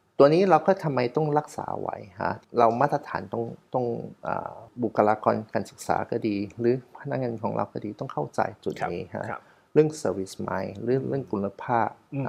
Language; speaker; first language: Thai; non-native, fluent; Chinese